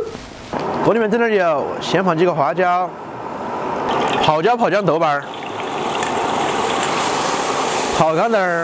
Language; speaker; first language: Chinese; native; Chinese